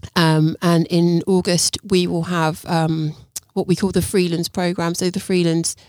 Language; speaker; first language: English; native; English